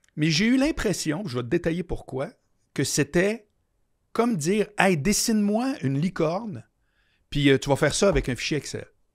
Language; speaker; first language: French; native; French